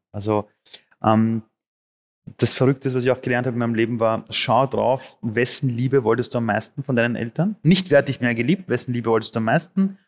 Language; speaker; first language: German; early bilingual, other home language; Persian